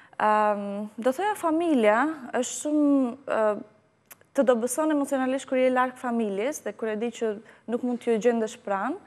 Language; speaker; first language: Albanian; early bilingual, heritage; Albanian